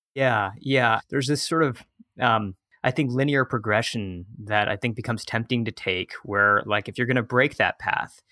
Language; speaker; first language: English; native; English